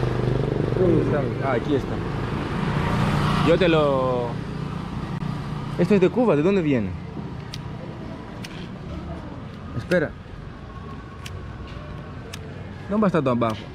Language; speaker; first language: Spanish; non-native, learner; Greek